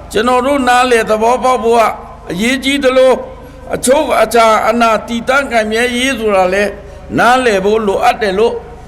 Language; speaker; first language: Burmese; non-native, local second language; Pa'o Karen